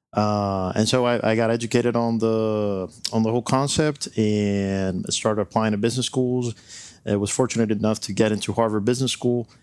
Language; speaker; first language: English; non-native, local second language; Spanish